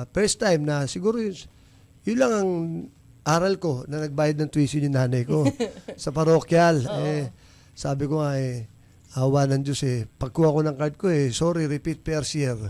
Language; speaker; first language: Filipino; native; Filipino